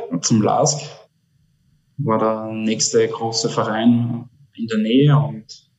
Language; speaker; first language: German; native; German